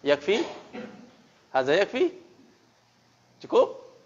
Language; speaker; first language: Arabic; non-native, fluent; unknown